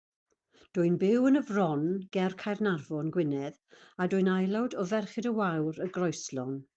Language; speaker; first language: Welsh; non-native, fluent; English